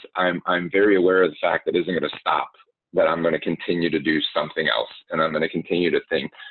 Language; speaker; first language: English; native; English